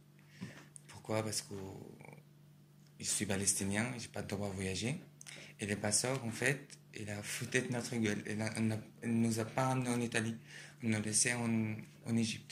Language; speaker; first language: French; non-native, learner; Arabic